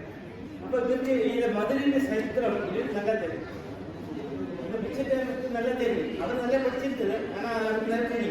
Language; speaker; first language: Tamil; non-native, learner; Malayalam